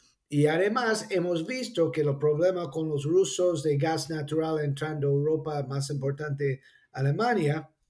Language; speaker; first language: Spanish; non-native, fluent; English